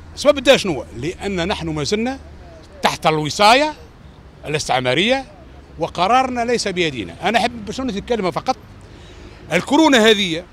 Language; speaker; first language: Arabic; native; Arabic